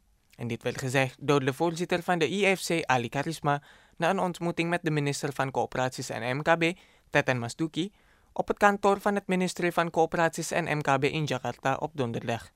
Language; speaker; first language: Dutch; non-native, fluent; Indonesian